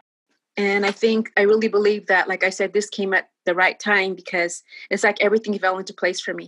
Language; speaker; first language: English; native; English